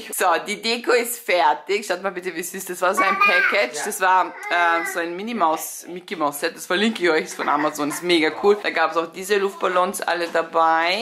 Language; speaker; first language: German; native; German